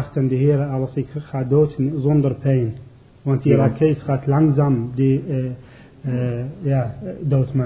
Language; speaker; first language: Dutch; non-native, learner; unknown